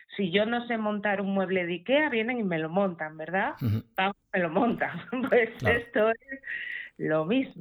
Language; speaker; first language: Spanish; native; Spanish